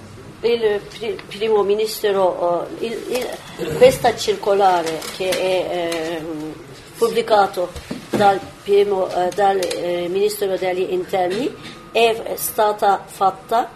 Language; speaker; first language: Italian; non-native, learner; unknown